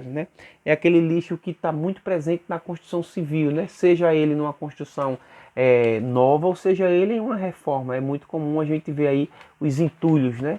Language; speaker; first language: Portuguese; native; Portuguese